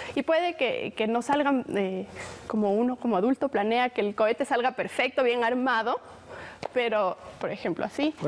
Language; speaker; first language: Spanish; native; Spanish